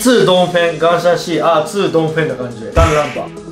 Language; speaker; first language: Chinese; non-native, learner; Japanese